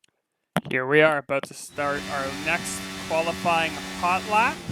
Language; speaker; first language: English; native; English